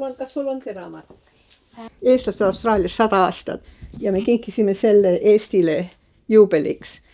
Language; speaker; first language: Estonian; early bilingual, heritage; Estonian